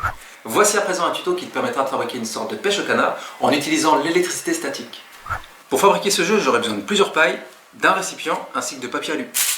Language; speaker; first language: French; native; French